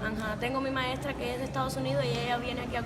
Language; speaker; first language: Spanish; native; Spanish